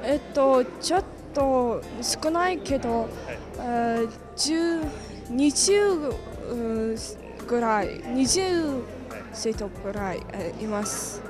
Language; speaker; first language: Japanese; non-native, learner; Mongolian